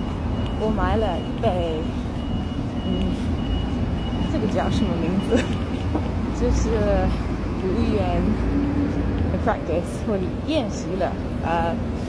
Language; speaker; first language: Chinese; non-native, learner; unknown